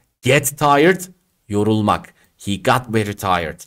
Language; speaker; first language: English; non-native, fluent; Turkish